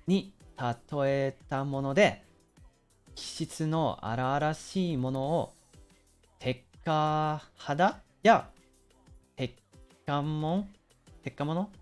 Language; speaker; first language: Japanese; early bilingual, other home language; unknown